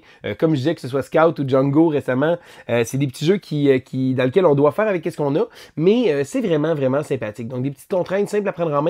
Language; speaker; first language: French; native; French